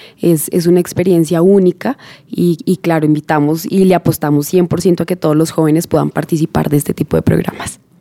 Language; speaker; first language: Spanish; native; Spanish